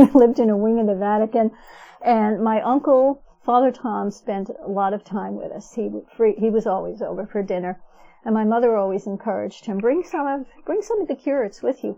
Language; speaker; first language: English; native; English